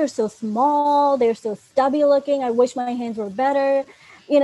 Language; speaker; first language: English; non-native, local second language; Urdu